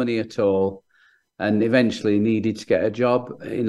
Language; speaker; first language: English; native; English